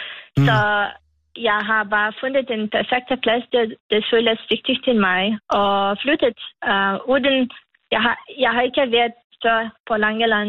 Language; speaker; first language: Danish; non-native, learner; Lithuanian